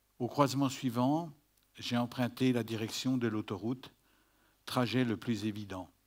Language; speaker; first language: French; native; French